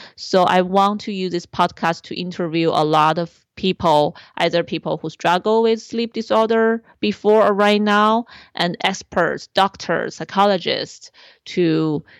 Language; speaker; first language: English; non-native, fluent; Chinese